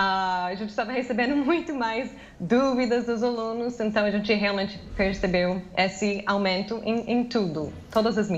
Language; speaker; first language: Portuguese; non-native, fluent; English